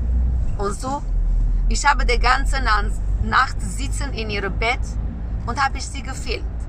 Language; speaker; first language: German; non-native, learner; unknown